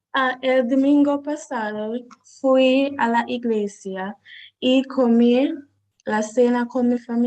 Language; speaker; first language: Spanish; non-native, learner; English